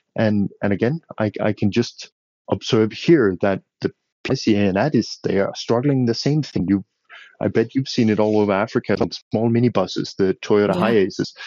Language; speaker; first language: English; non-native, fluent; Danish